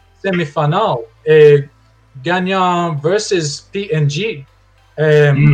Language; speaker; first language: Portuguese; non-native, learner; English